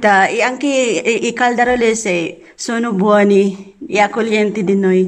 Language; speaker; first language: Italian; non-native, learner; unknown